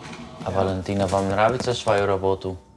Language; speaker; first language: Russian; non-native, fluent; Dutch